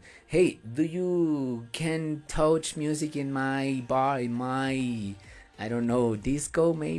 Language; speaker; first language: English; non-native, learner; Spanish